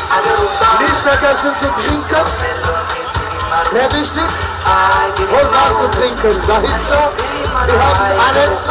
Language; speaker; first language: German; non-native, learner; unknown